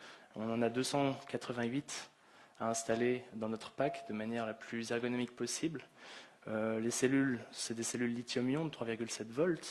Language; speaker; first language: French; native; French